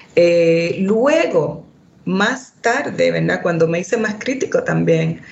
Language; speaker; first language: Spanish; early bilingual, heritage; Spanish